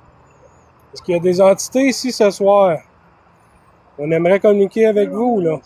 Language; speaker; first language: French; native; French